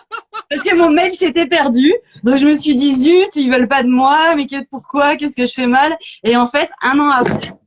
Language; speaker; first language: French; native; French